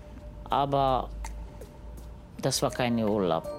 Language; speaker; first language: German; non-native, learner; Romany